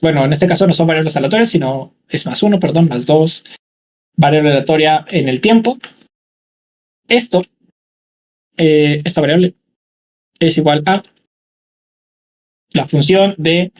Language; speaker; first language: Spanish; native; Spanish